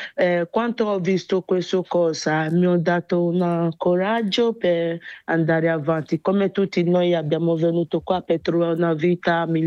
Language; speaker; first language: Italian; non-native, learner; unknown